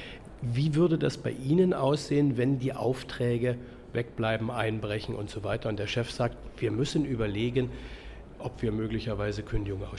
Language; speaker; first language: German; native; German